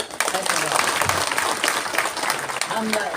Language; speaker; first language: Hindi; non-native, local second language; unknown